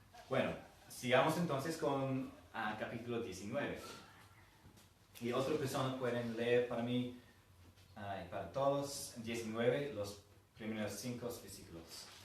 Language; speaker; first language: Spanish; non-native, fluent; English